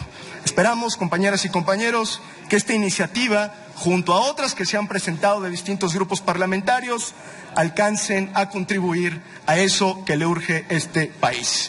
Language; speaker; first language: Spanish; native; Spanish